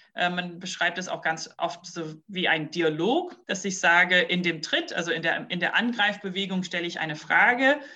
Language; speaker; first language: German; early bilingual, other home language; English